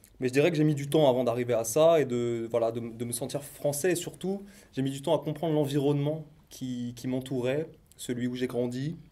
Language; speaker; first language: French; early bilingual, other home language; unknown